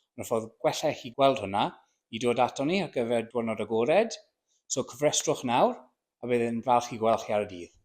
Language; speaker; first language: Welsh; non-native, local second language; English